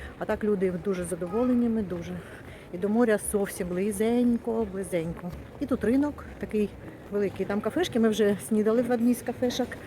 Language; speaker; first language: Ukrainian; non-native, local second language; Russian